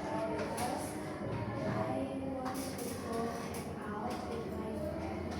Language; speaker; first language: English; non-native, learner; Indonesian